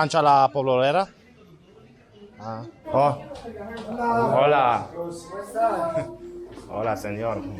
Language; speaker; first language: Spanish; non-native, learner; English